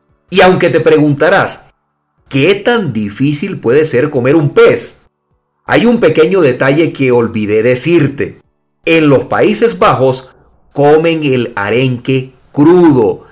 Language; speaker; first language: Spanish; native; Spanish